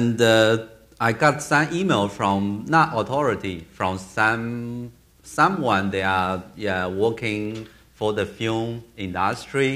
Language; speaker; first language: English; non-native, learner; Chinese